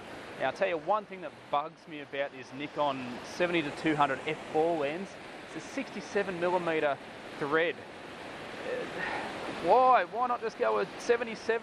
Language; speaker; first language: English; native; English